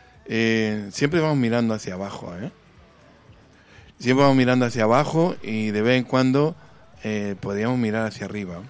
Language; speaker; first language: Spanish; native; Spanish